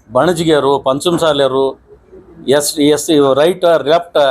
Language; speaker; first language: Kannada; native; Kannada